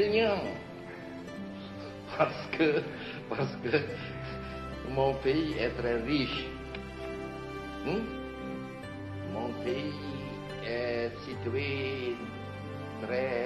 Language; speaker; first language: French; non-native, learner; Indonesian